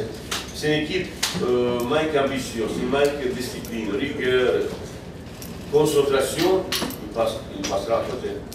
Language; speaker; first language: French; non-native, fluent; Bosnian